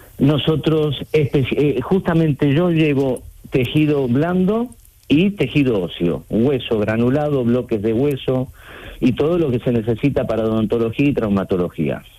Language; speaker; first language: Spanish; native; Spanish